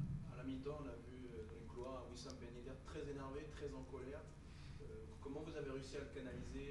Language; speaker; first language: French; native; French